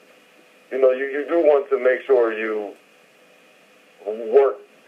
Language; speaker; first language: English; native; English